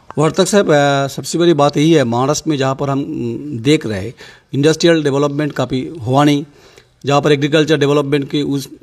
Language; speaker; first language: Hindi; non-native, local second language; Bangla